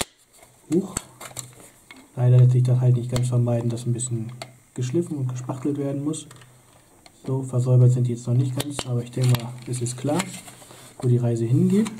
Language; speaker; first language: German; native; German